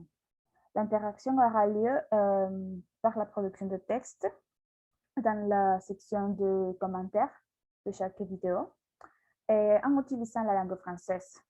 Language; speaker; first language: French; non-native, learner; Spanish